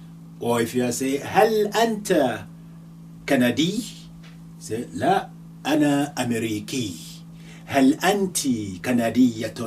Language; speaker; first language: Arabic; non-native, fluent; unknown